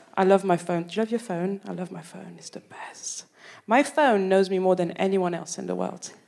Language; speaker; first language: English; non-native, fluent; French